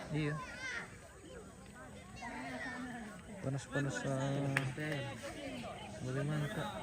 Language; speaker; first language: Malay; non-native, local second language; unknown